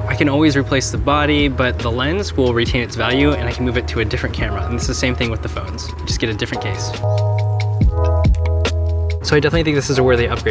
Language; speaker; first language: English; native; English